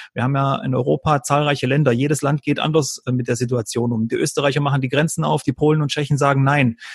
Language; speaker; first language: German; early bilingual, other home language; Croatian